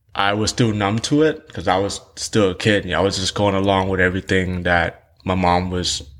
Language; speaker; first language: English; early bilingual, other home language; Vietnamese